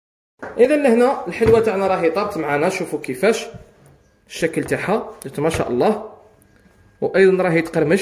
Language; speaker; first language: Arabic; native; Arabic